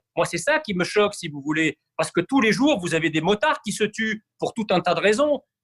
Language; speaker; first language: French; early bilingual, other home language; Arabic